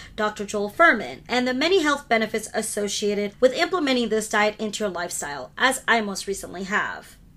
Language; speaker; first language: English; early bilingual, other home language; Hindi